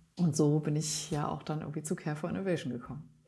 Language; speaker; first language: German; native; German